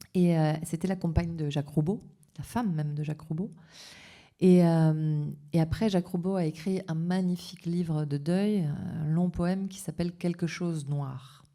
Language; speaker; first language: French; native; French